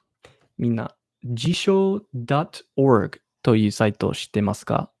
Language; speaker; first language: Japanese; non-native, learner; English